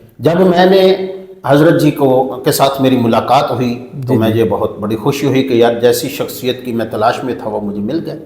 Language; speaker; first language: Urdu; non-native, local second language; Punjabi